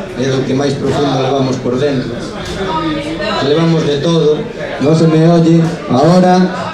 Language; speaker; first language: Galician; non-native, local second language; Spanish